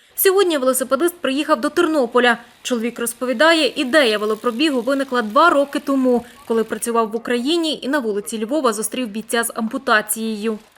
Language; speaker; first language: Ukrainian; native; Ukrainian